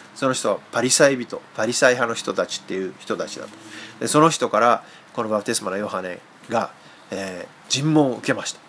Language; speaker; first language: Japanese; native; Japanese